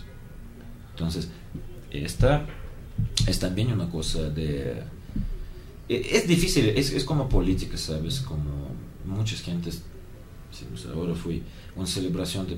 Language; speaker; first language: Spanish; non-native, learner; Russian